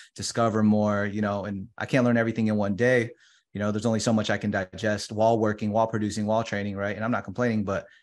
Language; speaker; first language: English; early bilingual, other home language; Filipino